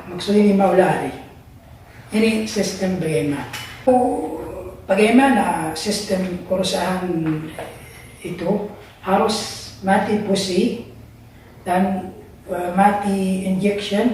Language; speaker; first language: Indonesian; non-native, learner; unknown